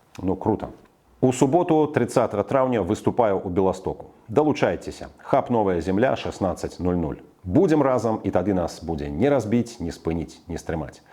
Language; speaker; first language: Belarusian; native; Belarusian